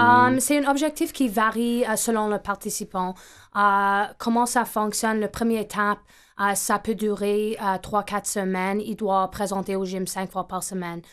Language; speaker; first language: French; non-native, fluent; English